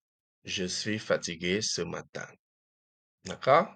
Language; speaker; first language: French; non-native, fluent; Khmer